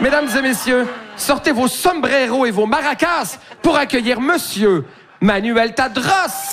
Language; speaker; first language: French; native; French